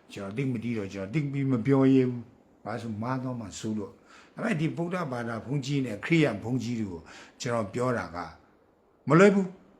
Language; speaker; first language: Burmese; non-native, local second language; Kachin